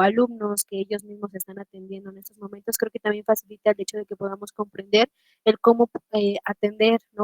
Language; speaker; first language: Spanish; native; Spanish